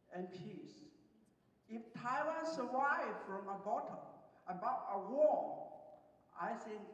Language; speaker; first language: English; non-native, fluent; Chinese